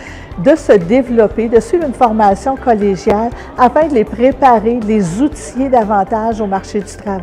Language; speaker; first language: French; native; French